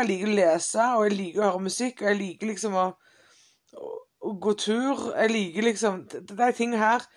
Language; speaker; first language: Norwegian; non-native, fluent; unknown